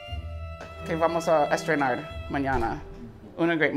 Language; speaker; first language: Spanish; non-native, learner; English